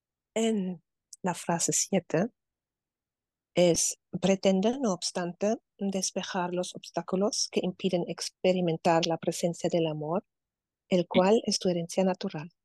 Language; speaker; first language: Spanish; non-native, fluent; German